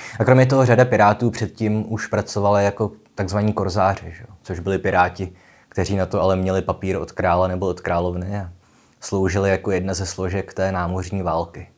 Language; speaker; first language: Czech; native; Czech